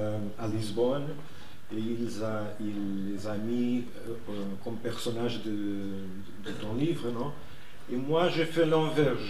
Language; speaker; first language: French; non-native, fluent; Portuguese